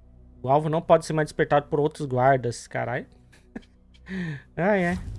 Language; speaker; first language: Portuguese; native; Portuguese